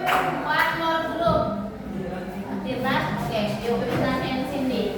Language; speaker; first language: English; non-native, learner; Indonesian